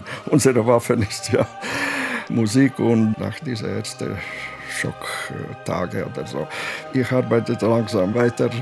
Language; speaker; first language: German; non-native, learner; Latvian